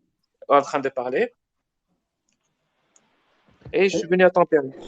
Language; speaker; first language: French; non-native, learner; Arabic